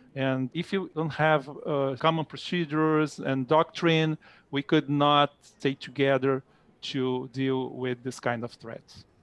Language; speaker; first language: English; non-native, fluent; Portuguese